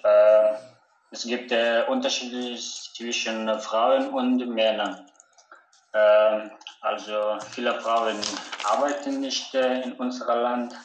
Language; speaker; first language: German; non-native, learner; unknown